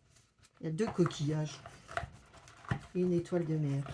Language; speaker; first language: French; native; French